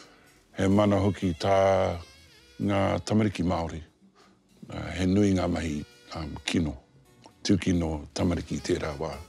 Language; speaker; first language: Māori; non-native, local second language; English